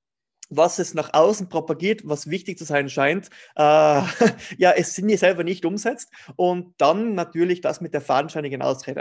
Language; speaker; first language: German; native; German